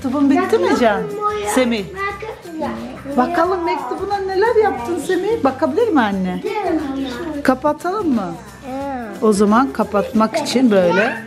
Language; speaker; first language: Turkish; early bilingual, heritage; Turkish